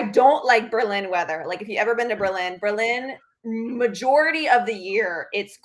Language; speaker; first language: English; native; English